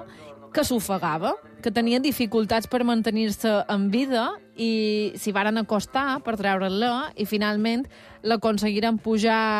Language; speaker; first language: Catalan; native; Catalan